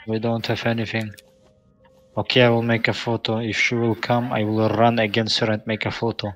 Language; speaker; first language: English; non-native, learner; German